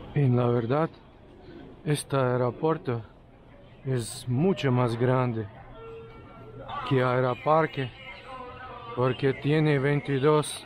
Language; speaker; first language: Spanish; non-native, fluent; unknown